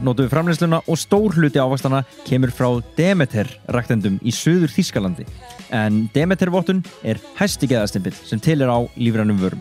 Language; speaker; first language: Icelandic; native; Icelandic